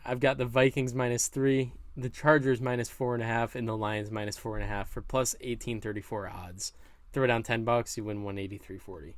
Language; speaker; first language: English; native; English